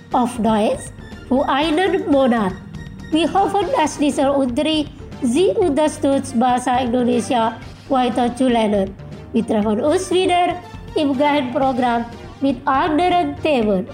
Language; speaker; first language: German; non-native, fluent; Indonesian